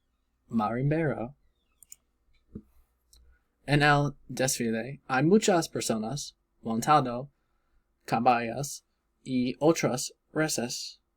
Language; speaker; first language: Spanish; non-native, learner; English